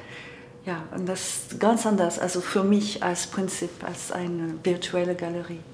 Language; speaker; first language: German; non-native, fluent; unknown